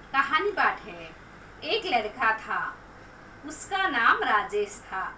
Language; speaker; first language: Hindi; non-native, local second language; Telugu